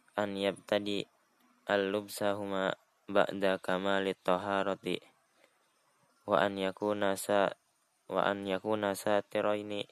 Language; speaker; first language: Arabic; non-native, learner; Indonesian